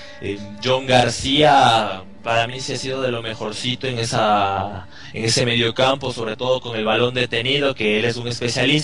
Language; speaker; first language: Spanish; native; Spanish